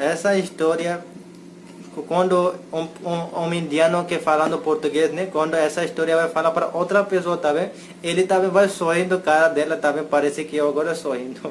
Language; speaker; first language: Portuguese; non-native, learner; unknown